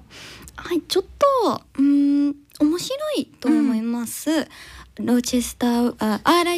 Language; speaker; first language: Japanese; non-native, learner; English